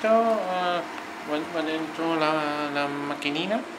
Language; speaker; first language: Italian; non-native, learner; German